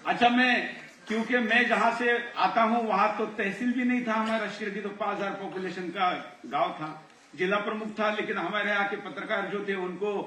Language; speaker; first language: Hindi; non-native, local second language; Marathi